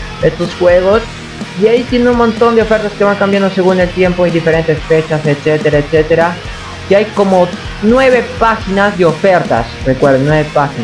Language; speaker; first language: Spanish; native; Spanish